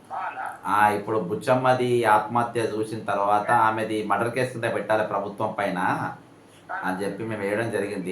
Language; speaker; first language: Telugu; native; Telugu